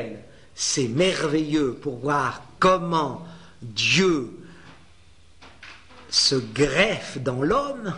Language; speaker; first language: French; native; French